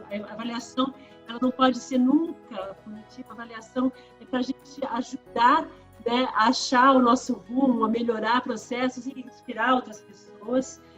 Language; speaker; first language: Portuguese; early bilingual, other home language; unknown